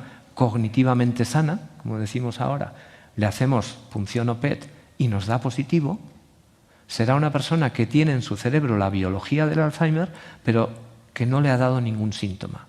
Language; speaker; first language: Spanish; native; Spanish